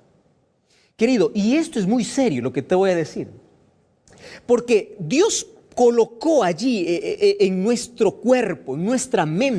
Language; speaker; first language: Spanish; native; Spanish